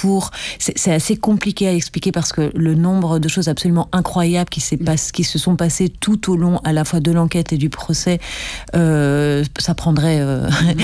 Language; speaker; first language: French; native; French